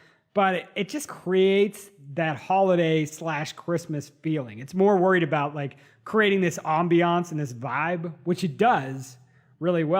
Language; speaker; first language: English; native; English